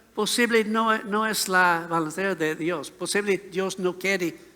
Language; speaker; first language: Spanish; non-native, learner; English